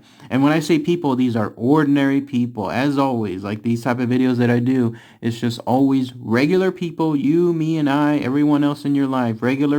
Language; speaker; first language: English; native; English